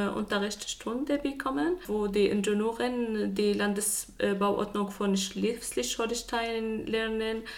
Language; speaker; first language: German; non-native, fluent; Arabic